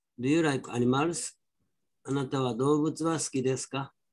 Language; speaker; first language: Japanese; native; Japanese